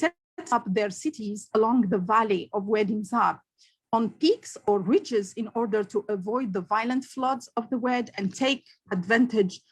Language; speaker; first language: English; non-native, local second language; Arabic